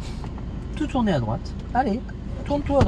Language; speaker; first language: French; native; French